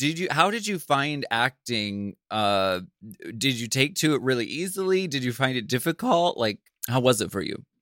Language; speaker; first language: English; native; English